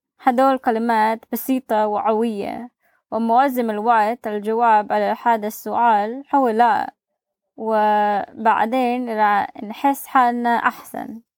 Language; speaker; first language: Arabic; non-native, learner; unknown